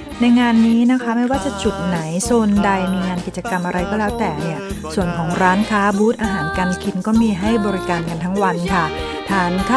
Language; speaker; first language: Thai; native; Thai